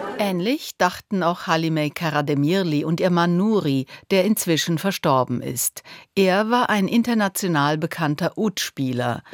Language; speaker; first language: German; native; German